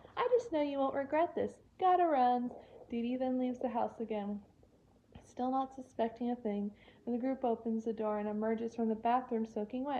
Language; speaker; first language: English; native; English